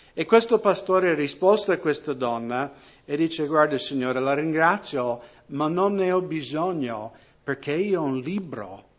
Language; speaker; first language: Italian; non-native, fluent; English